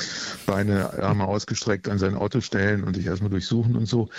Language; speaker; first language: German; native; German